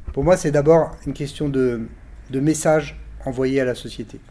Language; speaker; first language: French; native; French